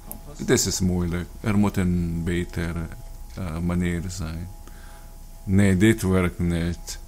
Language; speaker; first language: Dutch; non-native, learner; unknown